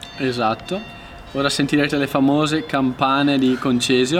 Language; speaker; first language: Italian; native; Italian